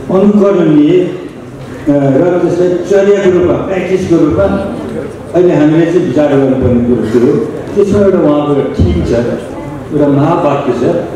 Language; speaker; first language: Nepali; non-native, local second language; Newari